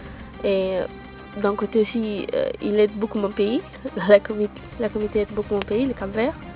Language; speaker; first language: French; non-native, local second language; Portuguese